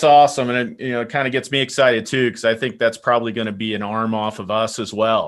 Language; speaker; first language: English; native; English